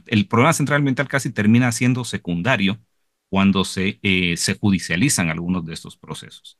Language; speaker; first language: Spanish; native; Spanish